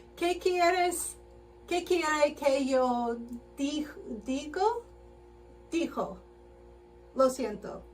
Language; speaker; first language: Spanish; non-native, learner; English